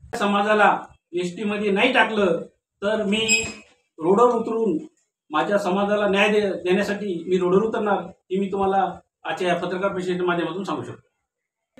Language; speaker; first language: Marathi; non-native, local second language; Lambadi